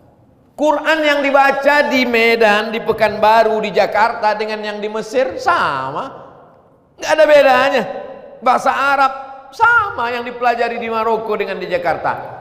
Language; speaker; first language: Indonesian; non-native, local second language; Malay